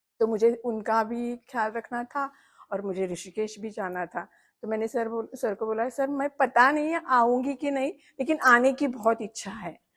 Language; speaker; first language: Hindi; non-native, local second language; Marathi